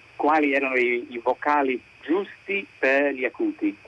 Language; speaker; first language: Italian; non-native, fluent; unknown